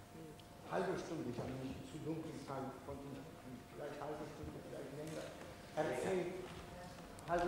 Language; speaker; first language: German; non-native, fluent; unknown